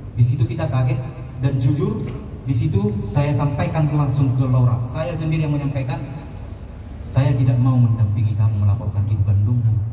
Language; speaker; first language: Indonesian; non-native, local second language; Batak Toba